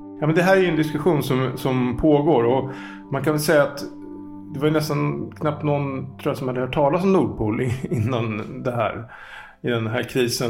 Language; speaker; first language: Swedish; native; Swedish